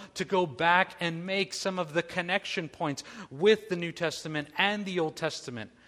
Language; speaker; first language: English; native; English